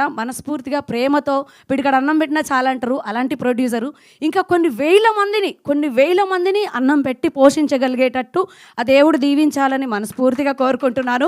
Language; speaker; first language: Telugu; native; Telugu